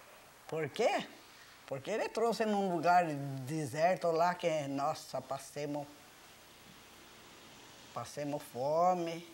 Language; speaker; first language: Portuguese; early bilingual, other home language; Japanese